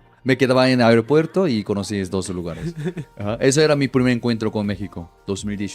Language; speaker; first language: Spanish; non-native, fluent; Korean